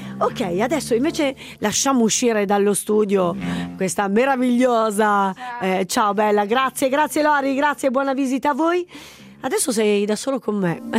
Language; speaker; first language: Italian; native; Italian